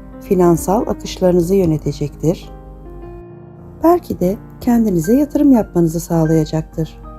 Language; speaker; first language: Turkish; native; Turkish